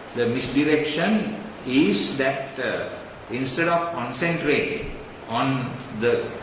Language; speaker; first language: English; non-native, local second language; Sinhala